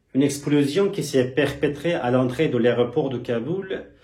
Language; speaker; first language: French; non-native, fluent; Persian